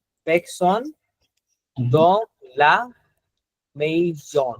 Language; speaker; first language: French; non-native, learner; Bangla